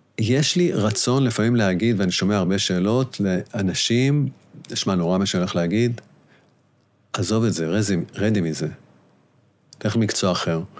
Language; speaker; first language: Hebrew; native; Hebrew